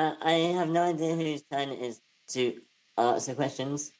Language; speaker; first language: English; native; English